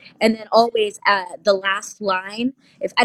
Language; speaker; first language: English; native; English